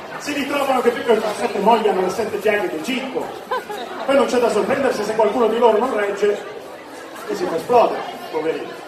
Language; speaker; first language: Italian; native; Italian